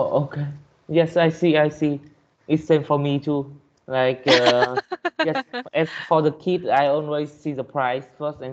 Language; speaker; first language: English; non-native, learner; Vietnamese